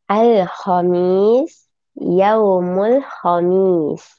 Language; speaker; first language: Arabic; non-native, fluent; Malay